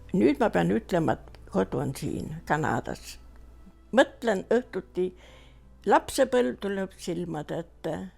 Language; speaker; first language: Estonian; native; Estonian